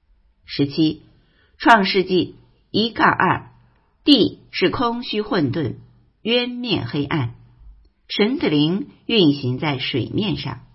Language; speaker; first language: Chinese; native; Chinese